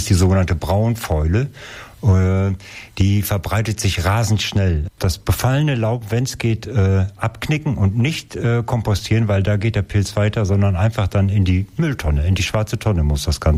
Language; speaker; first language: German; native; German